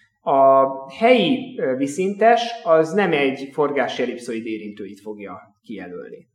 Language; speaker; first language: Hungarian; native; Hungarian